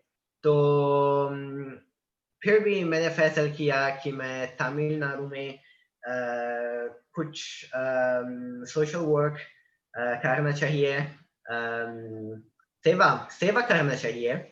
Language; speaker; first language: Hindi; non-native, learner; Italian